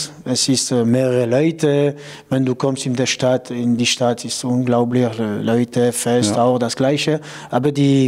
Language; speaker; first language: German; non-native, local second language; French